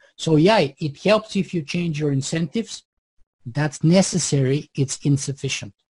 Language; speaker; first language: English; non-native, fluent; Bulgarian